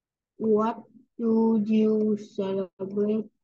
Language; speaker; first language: English; non-native, learner; Vietnamese